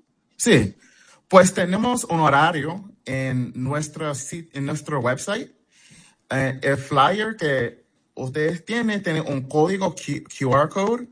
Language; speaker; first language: Spanish; early bilingual, heritage; Spanish